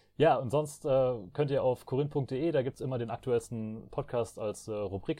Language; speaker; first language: German; native; German